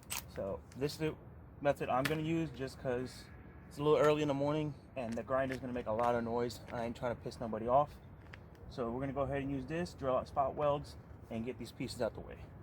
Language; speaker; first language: English; native; English